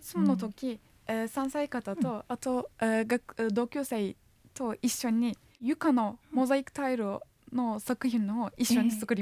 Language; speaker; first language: Japanese; non-native, fluent; Turkish